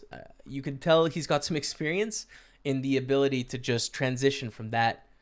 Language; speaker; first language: English; native; English